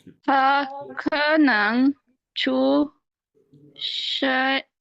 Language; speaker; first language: Chinese; non-native, learner; Urdu